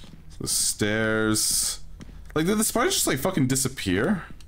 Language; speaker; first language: English; native; English